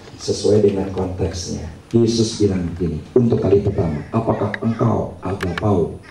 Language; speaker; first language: Indonesian; native; Indonesian